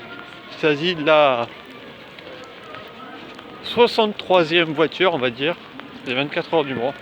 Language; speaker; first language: French; native; French